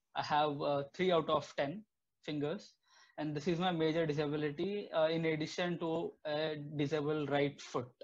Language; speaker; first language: English; non-native, local second language; Telugu